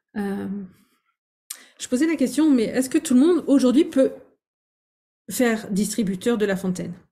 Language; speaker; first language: French; native; French